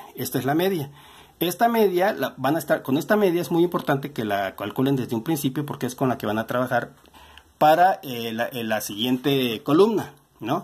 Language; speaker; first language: Spanish; native; Spanish